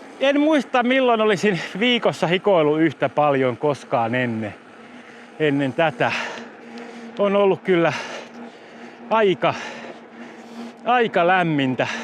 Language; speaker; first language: Finnish; native; Finnish